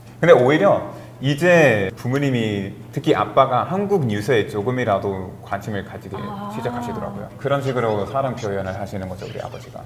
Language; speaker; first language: Korean; non-native, fluent; English